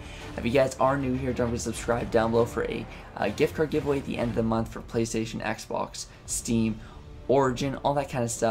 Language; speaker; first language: English; native; English